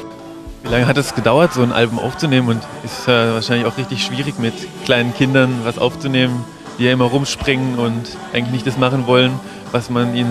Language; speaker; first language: German; native; German